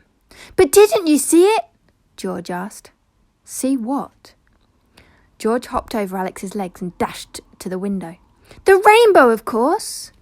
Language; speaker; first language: English; native; English